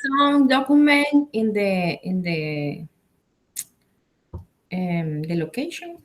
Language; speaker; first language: English; non-native, learner; Spanish